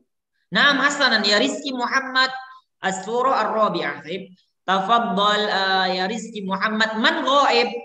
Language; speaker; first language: Arabic; non-native, learner; Indonesian